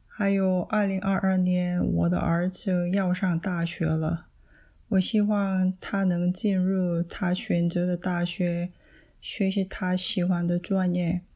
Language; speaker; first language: Chinese; non-native, learner; Korean